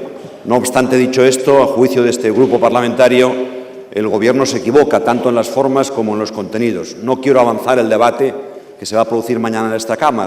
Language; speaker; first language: Spanish; non-native, local second language; Catalan